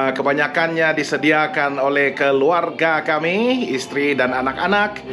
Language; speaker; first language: Malay; non-native, local second language; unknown